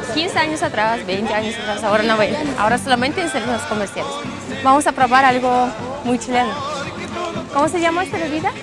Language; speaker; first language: Spanish; non-native, fluent; Russian